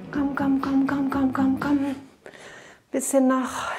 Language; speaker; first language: German; native; German